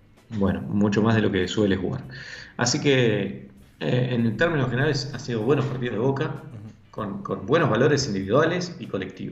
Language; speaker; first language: Spanish; native; Spanish